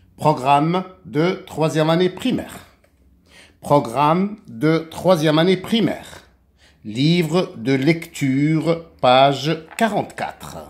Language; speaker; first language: French; non-native, local second language; Arabic